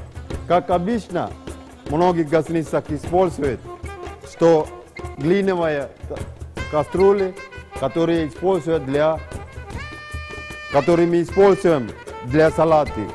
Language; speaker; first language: Russian; non-native, fluent; Sinhala